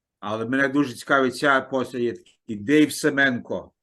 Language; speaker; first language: Ukrainian; early bilingual, heritage; Ukrainian